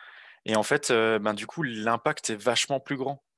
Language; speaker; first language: French; native; French